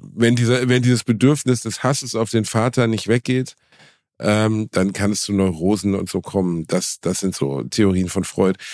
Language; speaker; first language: German; native; German